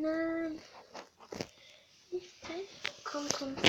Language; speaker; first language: German; early bilingual, other home language; Hungarian